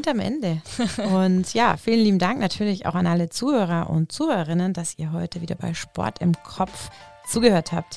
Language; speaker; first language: German; native; German